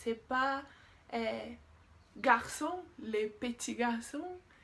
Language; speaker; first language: French; non-native, learner; Portuguese